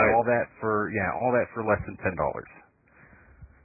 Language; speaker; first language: English; native; English